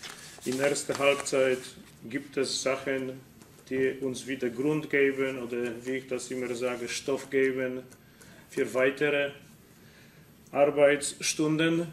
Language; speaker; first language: German; non-native, fluent; Polish